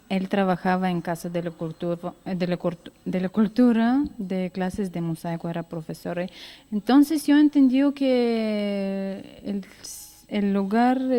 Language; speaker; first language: Spanish; non-native, learner; Bulgarian